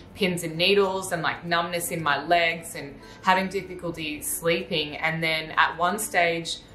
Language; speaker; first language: English; native; English